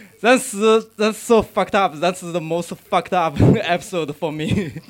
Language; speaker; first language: English; non-native, learner; Chinese